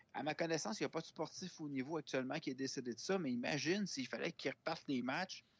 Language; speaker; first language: French; native; French